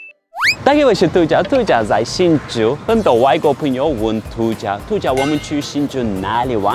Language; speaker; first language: Chinese; non-native, fluent; Turkish